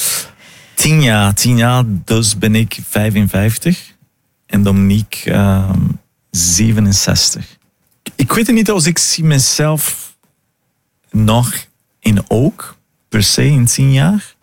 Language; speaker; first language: Dutch; non-native, learner; Portuguese